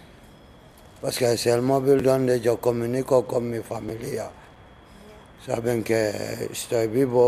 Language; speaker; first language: Spanish; non-native, learner; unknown